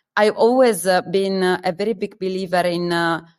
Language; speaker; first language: English; non-native, fluent; Italian